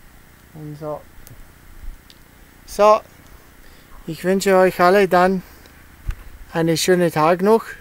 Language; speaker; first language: German; early bilingual, heritage; English